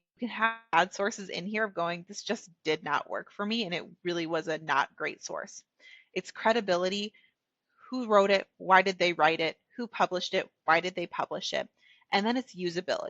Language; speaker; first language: English; native; English